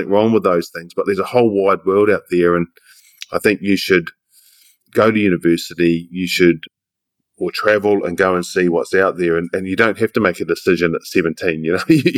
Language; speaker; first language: English; native; English